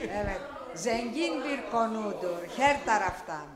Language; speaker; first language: Turkish; non-native, fluent; Greek